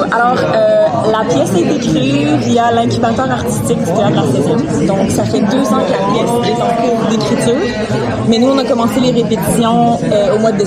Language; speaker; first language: French; native; French